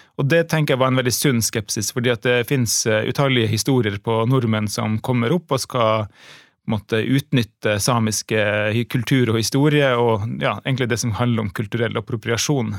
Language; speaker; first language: Norwegian; native; Norwegian